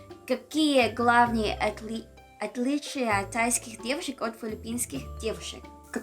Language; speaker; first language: Russian; non-native, learner; Filipino